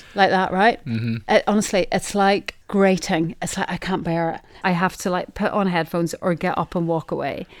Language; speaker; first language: English; native; English